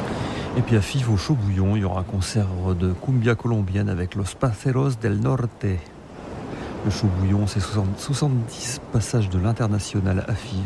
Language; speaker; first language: French; native; French